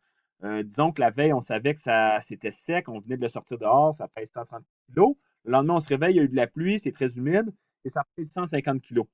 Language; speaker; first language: French; native; French